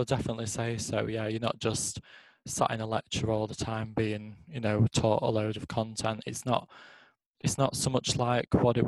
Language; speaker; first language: English; native; English